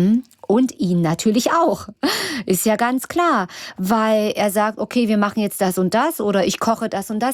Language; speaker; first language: German; native; German